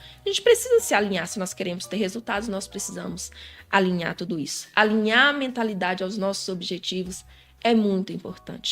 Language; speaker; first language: Portuguese; native; Portuguese